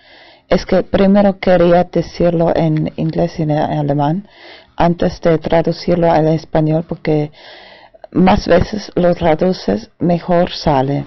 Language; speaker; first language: Spanish; non-native, fluent; German